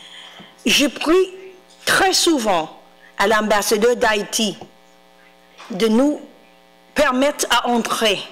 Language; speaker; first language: French; non-native, fluent; English